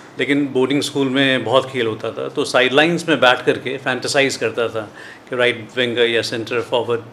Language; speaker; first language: Hindi; native; Hindi